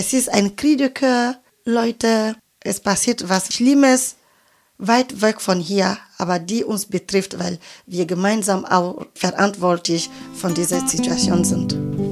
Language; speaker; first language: German; non-native, fluent; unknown